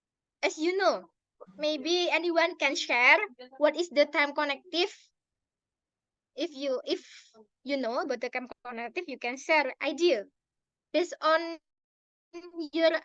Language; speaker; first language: English; non-native, learner; Indonesian